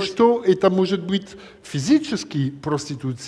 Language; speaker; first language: Russian; non-native, learner; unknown